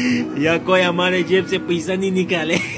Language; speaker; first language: Hindi; non-native, fluent; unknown